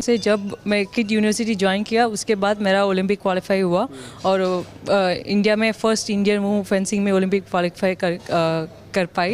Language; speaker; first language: Hindi; non-native, local second language; Tamil